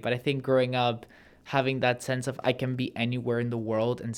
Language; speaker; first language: English; non-native, fluent; Spanish